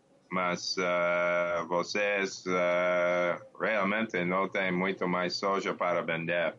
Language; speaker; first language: Portuguese; non-native, learner; English